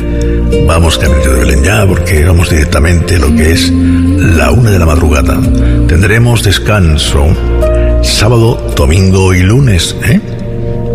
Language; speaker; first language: Spanish; native; Spanish